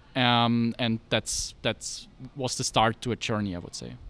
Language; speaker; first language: English; non-native, fluent; German